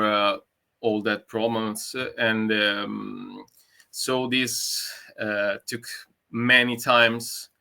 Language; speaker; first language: English; non-native, learner; Italian